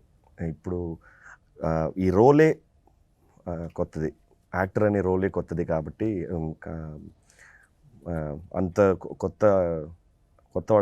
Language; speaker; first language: Telugu; non-native, fluent; Tamil